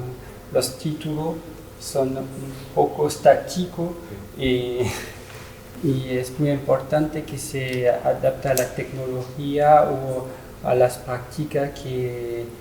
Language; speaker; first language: Spanish; non-native, learner; French